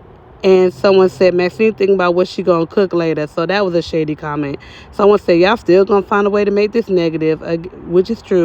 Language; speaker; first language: English; native; English